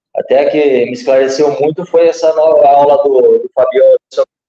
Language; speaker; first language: Portuguese; native; Portuguese